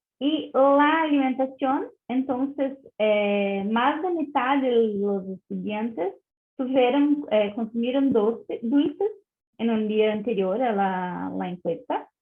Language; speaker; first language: Spanish; non-native, learner; Portuguese